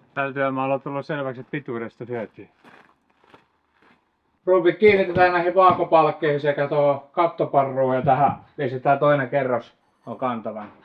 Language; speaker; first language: Finnish; native; Finnish